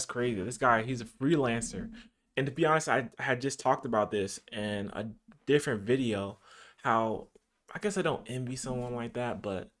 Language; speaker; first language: English; native; English